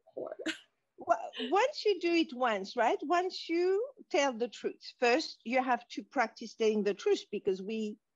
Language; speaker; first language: English; non-native, fluent; French